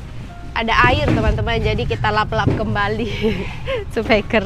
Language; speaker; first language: Indonesian; native; Indonesian